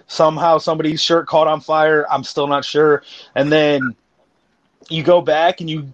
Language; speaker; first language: English; native; English